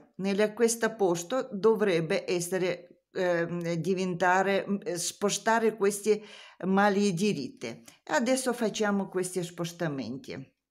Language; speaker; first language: Italian; non-native, learner; Russian